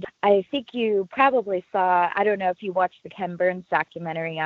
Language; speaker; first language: English; native; English